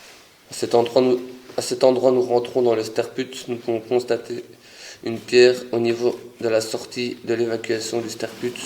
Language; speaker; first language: French; native; French